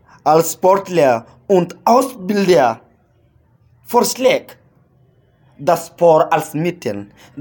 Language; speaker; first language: German; non-native, learner; French